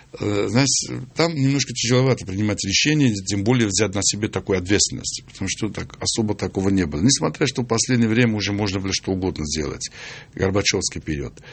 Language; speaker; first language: Russian; non-native, local second language; Armenian